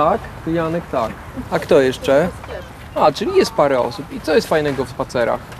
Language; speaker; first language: Polish; native; Polish